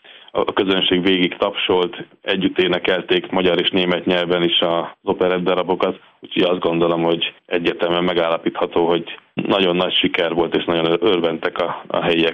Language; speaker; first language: Hungarian; native; Hungarian